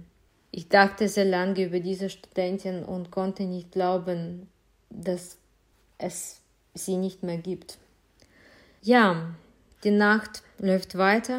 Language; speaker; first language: German; non-native, fluent; Ukrainian